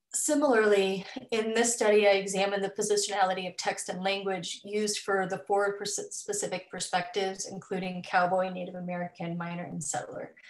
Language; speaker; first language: English; native; English